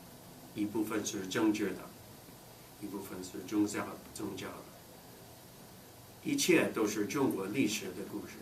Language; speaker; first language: Chinese; non-native, fluent; English